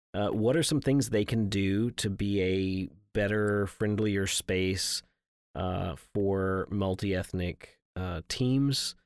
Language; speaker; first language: English; native; English